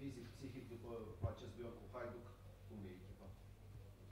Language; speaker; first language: Romanian; native; Romanian